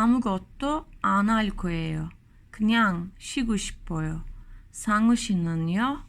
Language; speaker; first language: Korean; non-native, learner; Turkish